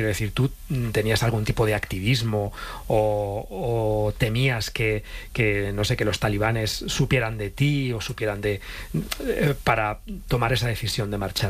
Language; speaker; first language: Spanish; native; Spanish